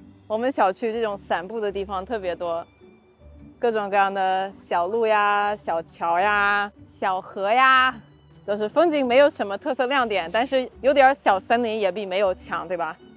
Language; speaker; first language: Chinese; non-native, fluent; English